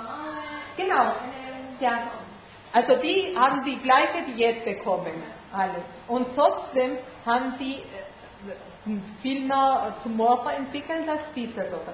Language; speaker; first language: German; non-native, fluent; Spanish